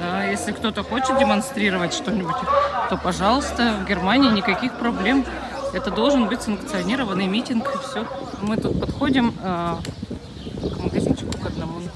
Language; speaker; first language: Russian; native; Russian